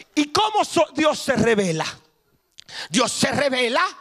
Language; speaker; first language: Spanish; early bilingual, heritage; Spanish